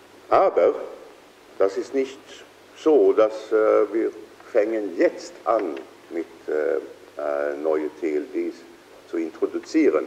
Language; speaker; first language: German; non-native, fluent; Swedish